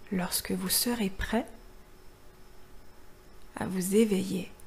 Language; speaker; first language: French; native; French